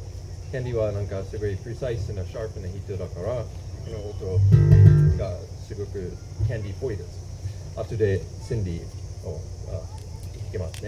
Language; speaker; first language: Japanese; non-native, fluent; English